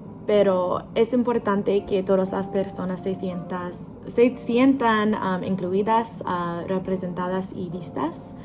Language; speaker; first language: Spanish; non-native, learner; English